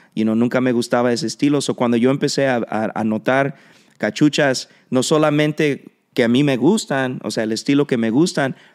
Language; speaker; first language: Spanish; early bilingual, heritage; Spanish